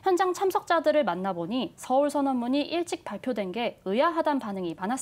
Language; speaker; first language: Korean; native; Korean